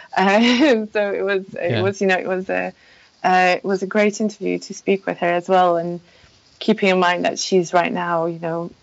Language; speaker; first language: English; non-native, fluent; Polish